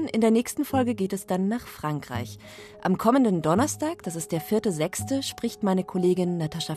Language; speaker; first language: German; native; German